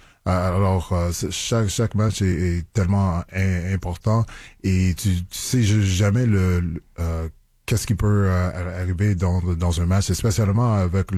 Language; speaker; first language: French; non-native, local second language; English